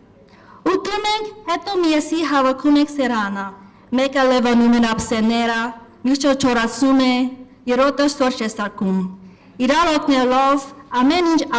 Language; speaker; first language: Armenian; non-native, learner; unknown